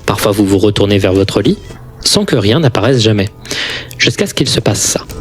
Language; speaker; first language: French; native; French